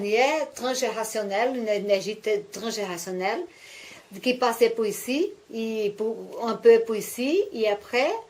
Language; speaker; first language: French; non-native, learner; Portuguese